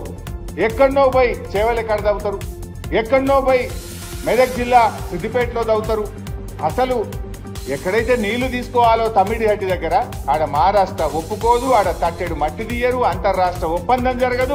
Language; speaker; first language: Telugu; native; Telugu